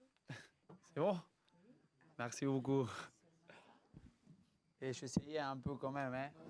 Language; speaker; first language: French; non-native, learner; Spanish